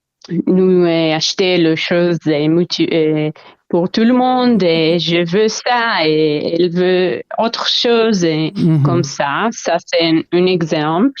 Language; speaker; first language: French; non-native, learner; Hebrew